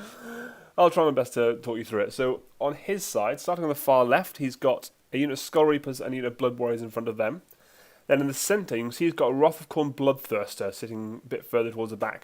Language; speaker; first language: English; native; English